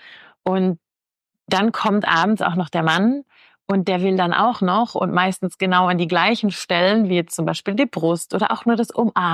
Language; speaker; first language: German; native; German